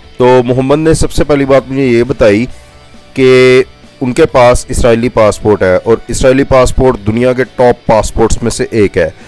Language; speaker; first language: Urdu; non-native, local second language; Punjabi